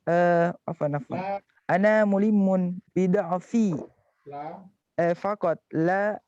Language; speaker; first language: Arabic; non-native, learner; Indonesian